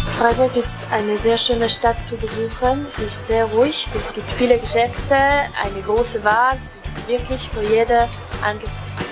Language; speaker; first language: German; non-native, local second language; French